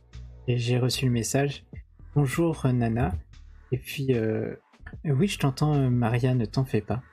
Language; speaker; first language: French; native; French